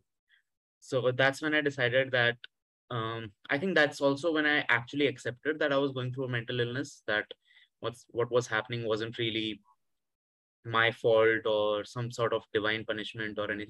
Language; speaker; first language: English; non-native, local second language; Hindi